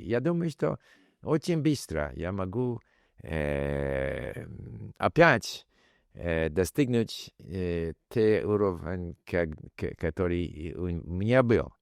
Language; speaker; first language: Russian; non-native, learner; English